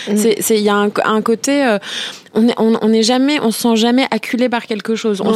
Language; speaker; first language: French; native; French